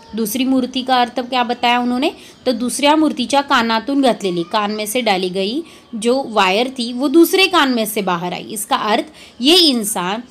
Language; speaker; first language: Hindi; non-native, local second language; Marathi